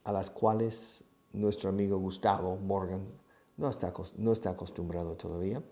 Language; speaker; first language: Spanish; non-native, fluent; English